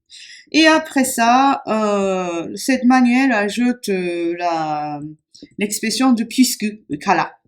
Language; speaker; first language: French; non-native, fluent; Japanese